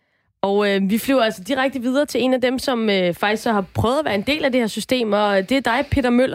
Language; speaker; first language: Danish; native; Danish